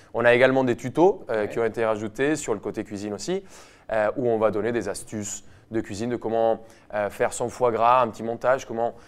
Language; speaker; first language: French; non-native, fluent; Spanish